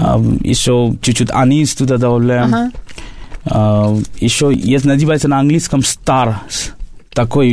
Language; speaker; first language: Russian; non-native, learner; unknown